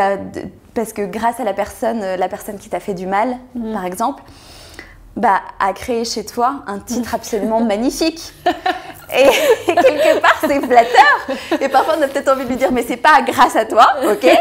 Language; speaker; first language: French; native; French